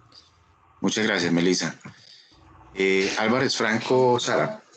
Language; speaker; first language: Spanish; native; Spanish